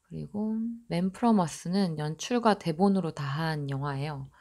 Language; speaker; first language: Korean; native; Korean